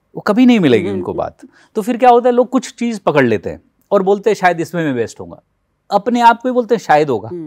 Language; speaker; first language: Hindi; native; Hindi